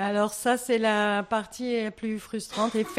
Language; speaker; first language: French; native; French